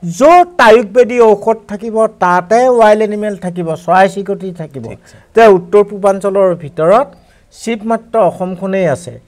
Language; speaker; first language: Assamese; non-native, local second language; Mising